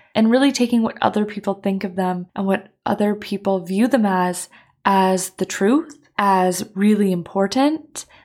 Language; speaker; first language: English; native; English